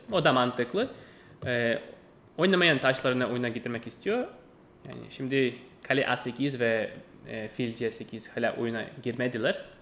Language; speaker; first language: Turkish; non-native, fluent; Russian